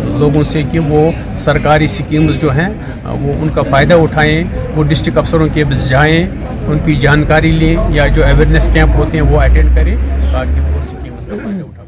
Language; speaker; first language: Urdu; non-native, local second language; Kashmiri